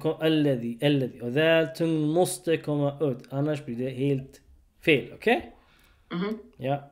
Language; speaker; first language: Swedish; non-native, learner; Urdu